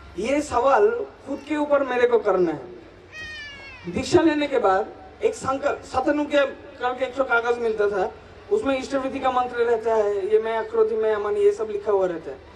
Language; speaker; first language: Hindi; non-native, local second language; Bangla